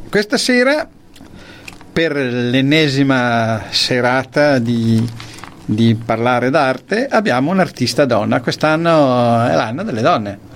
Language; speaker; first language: Italian; native; Italian